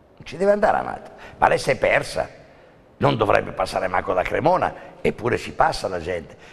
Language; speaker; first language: Italian; native; Italian